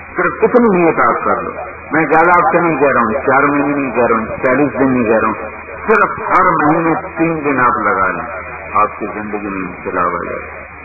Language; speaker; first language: Urdu; non-native, local second language; Punjabi